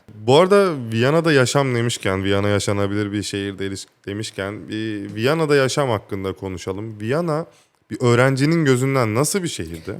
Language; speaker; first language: Turkish; native; Turkish